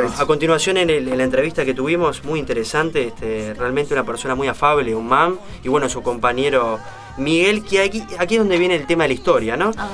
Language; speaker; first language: Spanish; native; Spanish